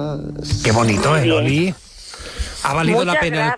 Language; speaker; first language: Spanish; native; Spanish